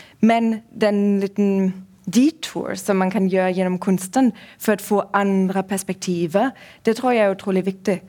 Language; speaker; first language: Norwegian; non-native, fluent; German